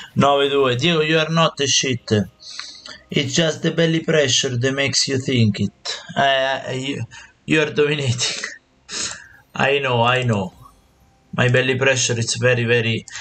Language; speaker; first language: English; non-native, learner; Italian